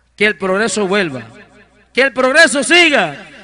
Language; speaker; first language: Spanish; native; Spanish